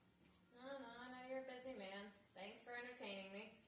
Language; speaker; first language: English; native; English